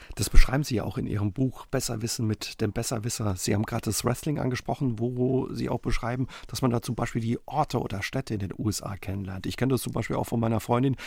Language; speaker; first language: German; native; German